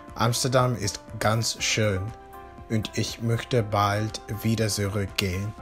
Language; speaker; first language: German; non-native, learner; Spanish